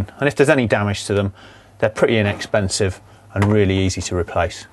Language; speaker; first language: English; native; English